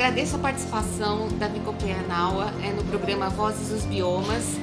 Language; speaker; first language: Portuguese; native; Portuguese